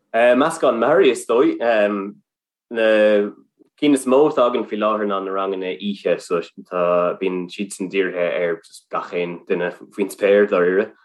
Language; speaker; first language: Irish; non-native, local second language; English